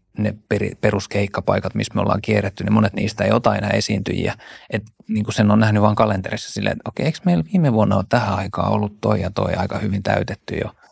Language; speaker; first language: Finnish; native; Finnish